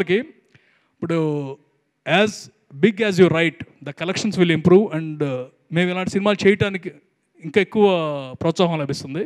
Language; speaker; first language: Telugu; native; Telugu